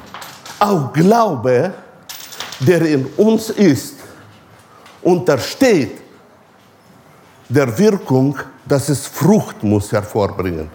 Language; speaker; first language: German; non-native, fluent; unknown